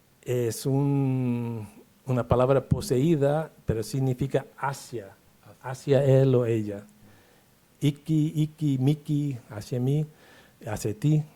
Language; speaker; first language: Spanish; non-native, fluent; English